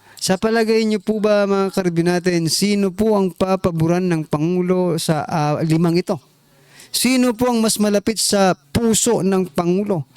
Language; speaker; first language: Filipino; non-native, local second language; Waray